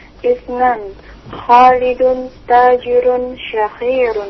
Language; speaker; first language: Arabic; non-native, learner; Indonesian